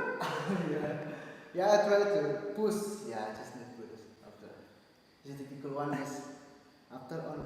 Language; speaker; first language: English; non-native, learner; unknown